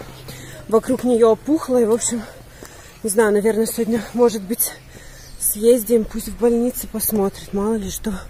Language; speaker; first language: Russian; native; Russian